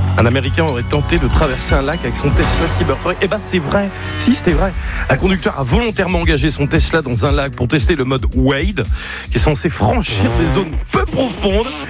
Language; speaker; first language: French; native; French